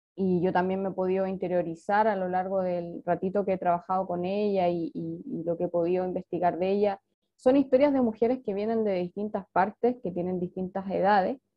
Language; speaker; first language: Spanish; native; Spanish